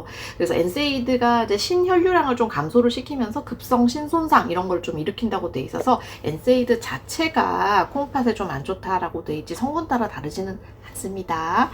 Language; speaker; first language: Korean; native; Korean